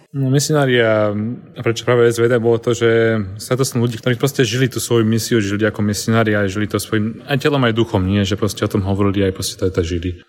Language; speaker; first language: Slovak; native; Slovak